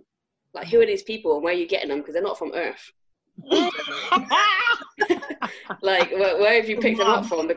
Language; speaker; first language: English; native; English